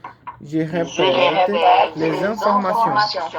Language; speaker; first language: French; non-native, learner; Portuguese